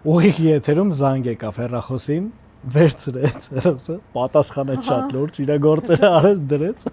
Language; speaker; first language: Armenian; native; Armenian